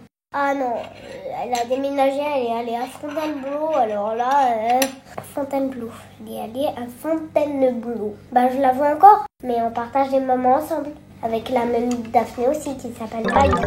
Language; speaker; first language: French; native; French